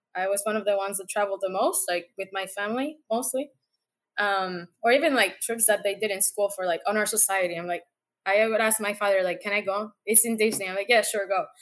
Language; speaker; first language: English; non-native, fluent; Spanish